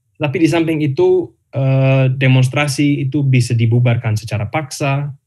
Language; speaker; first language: Indonesian; non-native, fluent; English